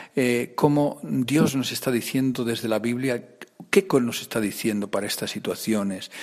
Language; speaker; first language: Spanish; native; Spanish